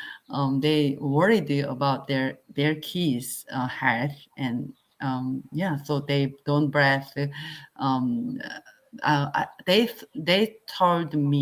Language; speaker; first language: English; non-native, learner; Korean